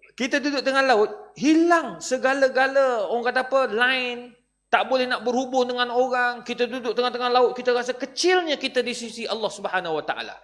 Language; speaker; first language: Malay; native; Malay